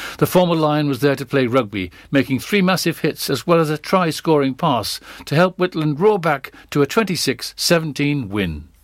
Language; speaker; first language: English; native; English